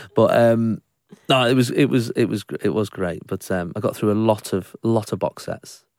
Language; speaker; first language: English; native; English